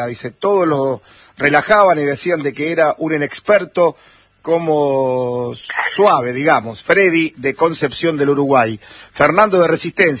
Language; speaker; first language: Spanish; native; Spanish